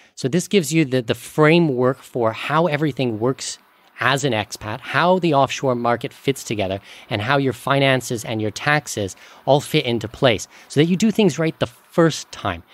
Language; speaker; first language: English; native; English